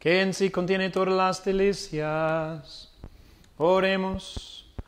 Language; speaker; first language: Spanish; non-native, learner; English